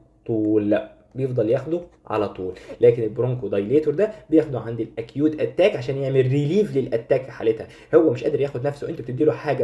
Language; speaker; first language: Arabic; native; Arabic